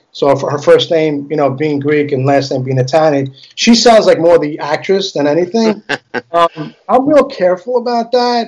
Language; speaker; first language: English; early bilingual, other home language; Italian